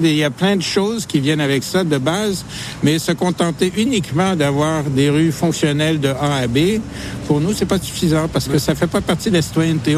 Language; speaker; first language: French; native; French